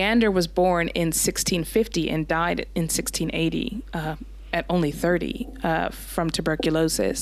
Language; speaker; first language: English; native; English